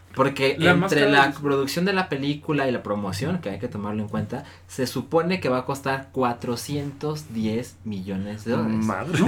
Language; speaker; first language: Spanish; native; Spanish